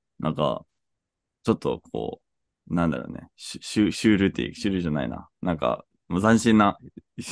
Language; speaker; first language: Japanese; non-native, fluent; English